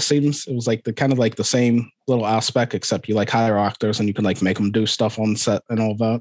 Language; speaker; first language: English; native; English